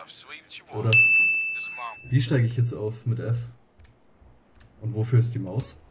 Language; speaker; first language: German; native; German